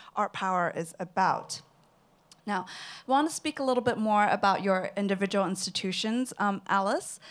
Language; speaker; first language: English; non-native, local second language; Cantonese